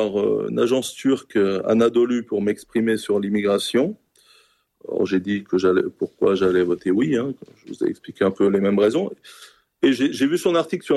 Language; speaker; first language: French; native; French